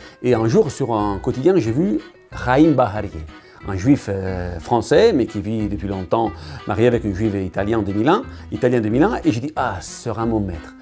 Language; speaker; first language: French; non-native, learner; Italian